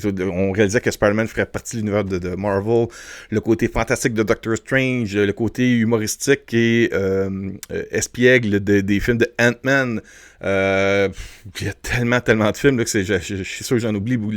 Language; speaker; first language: French; native; French